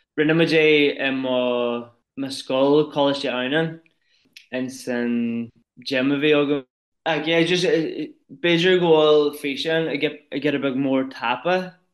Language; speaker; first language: Irish; non-native, local second language; English